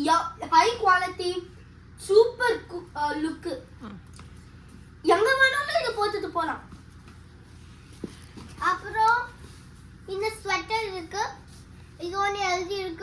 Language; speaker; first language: Tamil; early bilingual, heritage; Tamil